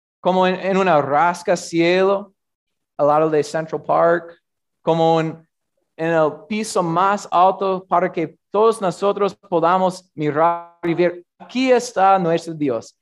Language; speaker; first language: Spanish; non-native, learner; English